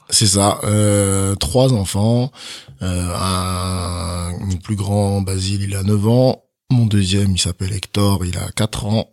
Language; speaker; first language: French; early bilingual, other home language; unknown